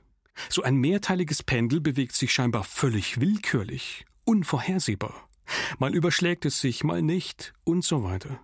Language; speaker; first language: German; native; German